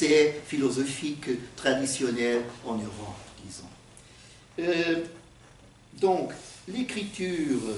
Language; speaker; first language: French; non-native, fluent; Portuguese